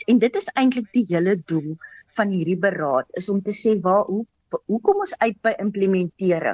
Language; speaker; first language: Afrikaans; native; Afrikaans